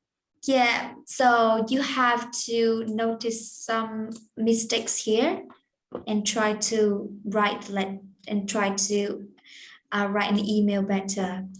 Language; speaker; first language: English; non-native, fluent; Vietnamese